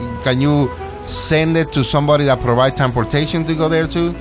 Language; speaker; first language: English; non-native, learner; Spanish